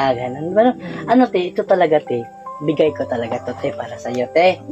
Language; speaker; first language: Filipino; non-native, local second language; Cebuano